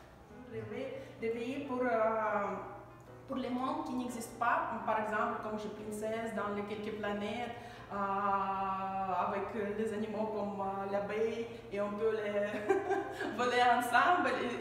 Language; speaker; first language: French; non-native, learner; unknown